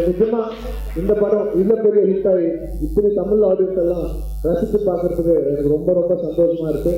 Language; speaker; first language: Tamil; non-native, local second language; Telugu